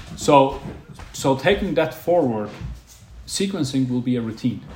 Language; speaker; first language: English; non-native, fluent; Faroese